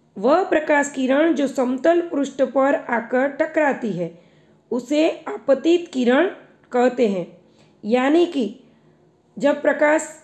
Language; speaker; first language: Hindi; non-native, local second language; Gujarati